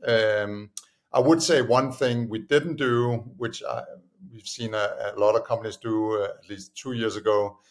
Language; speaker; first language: English; non-native, fluent; Danish